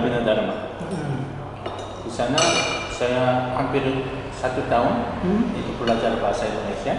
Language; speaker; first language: Indonesian; non-native, learner; Korean